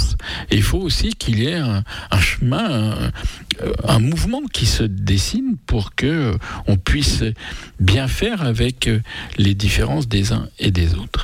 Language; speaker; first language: French; native; French